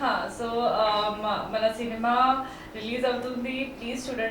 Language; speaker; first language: Telugu; non-native, learner; Hindi